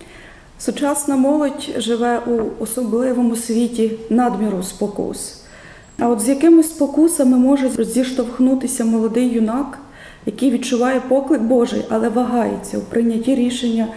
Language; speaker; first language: Ukrainian; native; Ukrainian